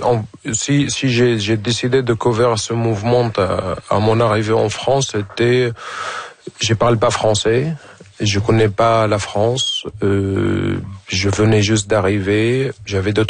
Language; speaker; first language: French; non-native, fluent; Arabic